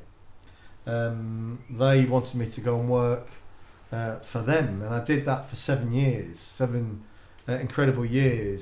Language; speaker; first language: English; native; English